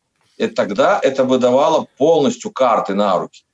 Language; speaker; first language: Russian; native; Russian